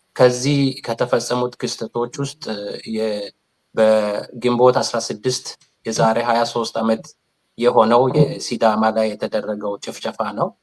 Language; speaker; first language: Amharic; non-native, local second language; Sidamo